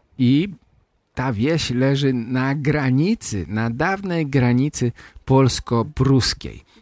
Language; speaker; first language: Polish; native; Polish